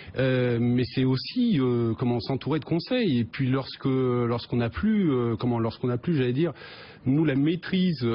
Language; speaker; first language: French; native; French